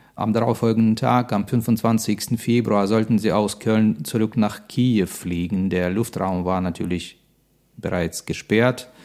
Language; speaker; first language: German; non-native, fluent; Russian